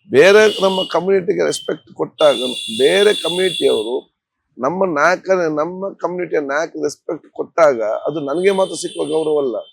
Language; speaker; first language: Kannada; non-native, local second language; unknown